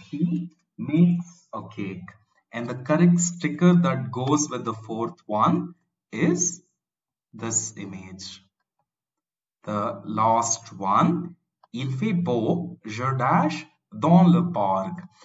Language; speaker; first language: English; non-native, local second language; Tamil